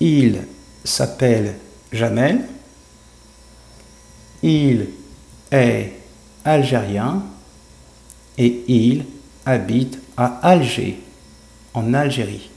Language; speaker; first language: French; non-native, fluent; English